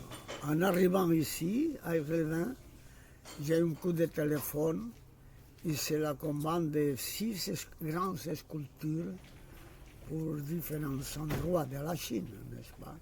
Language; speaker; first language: French; non-native, fluent; Spanish